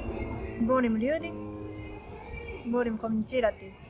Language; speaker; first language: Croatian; non-native, learner; Japanese